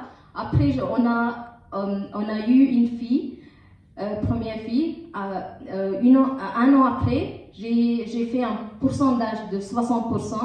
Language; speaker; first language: French; non-native, learner; Tamil